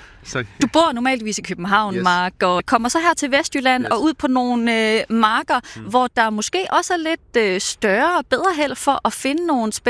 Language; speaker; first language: Danish; native; Danish